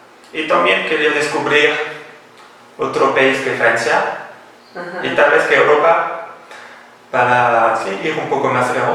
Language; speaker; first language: Spanish; non-native, fluent; French